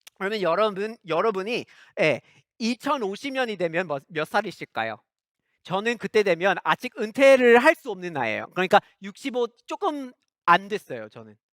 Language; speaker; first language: Korean; non-native, fluent; English